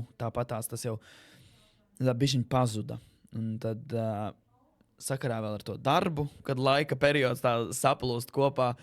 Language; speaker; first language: Latvian; native; Latvian